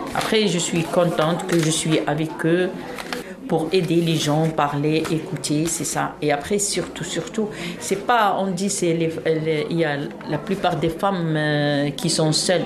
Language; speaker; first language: French; non-native, local second language; Arabic